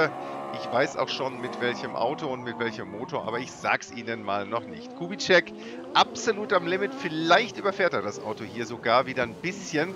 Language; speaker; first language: German; native; German